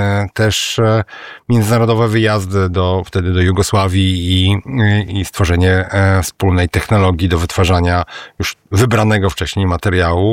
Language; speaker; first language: Polish; native; Polish